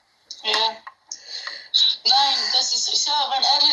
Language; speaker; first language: German; non-native, learner; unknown